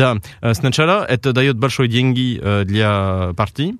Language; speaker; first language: Russian; non-native, fluent; French